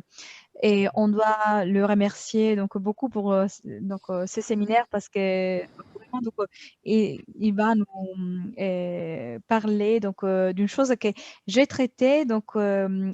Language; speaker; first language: French; non-native, fluent; Turkish